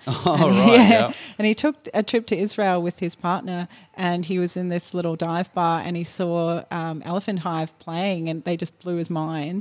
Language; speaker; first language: English; native; English